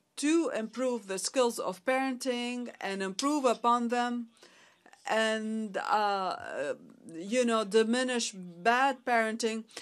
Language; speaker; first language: English; non-native, fluent; Arabic